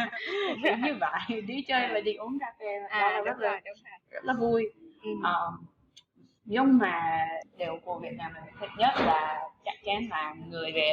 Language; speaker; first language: Vietnamese; non-native, fluent; English